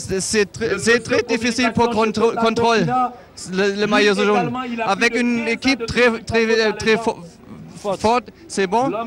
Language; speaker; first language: French; non-native, learner; German